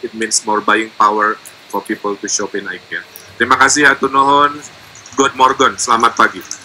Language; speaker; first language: English; non-native, fluent; Indonesian